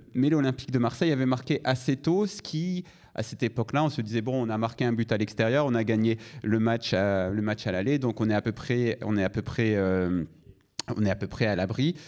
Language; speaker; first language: French; native; French